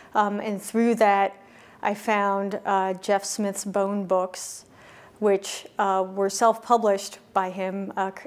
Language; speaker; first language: English; native; English